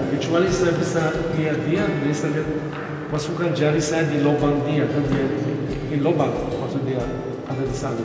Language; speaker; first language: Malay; non-native, fluent; Hebrew